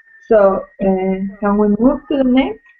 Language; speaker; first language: English; non-native, learner; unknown